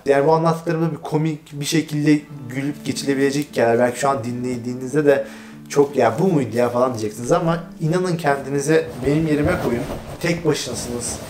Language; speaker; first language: Turkish; native; Turkish